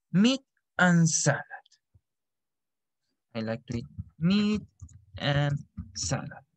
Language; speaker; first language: English; non-native, fluent; Spanish